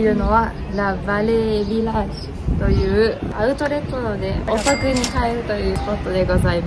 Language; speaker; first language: Japanese; native; Japanese